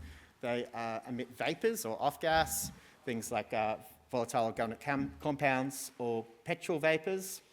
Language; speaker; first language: English; native; English